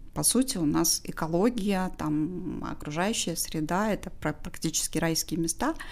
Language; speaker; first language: Russian; non-native, local second language; Tajik